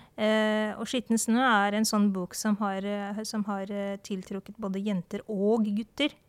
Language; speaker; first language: Norwegian; early bilingual, other home language; Urdu